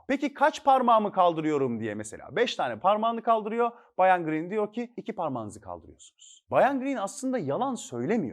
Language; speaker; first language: Turkish; native; Turkish